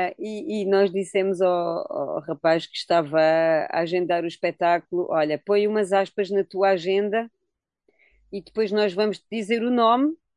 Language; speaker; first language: Portuguese; early bilingual, heritage; Portuguese